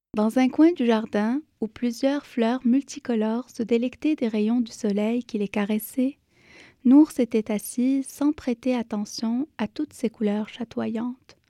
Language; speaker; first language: French; native; French